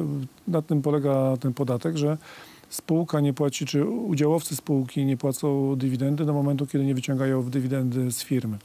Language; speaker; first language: Polish; native; Polish